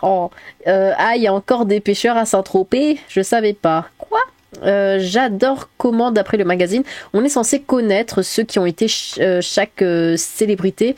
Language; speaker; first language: French; native; French